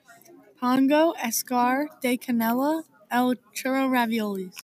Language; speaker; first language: Spanish; non-native, learner; English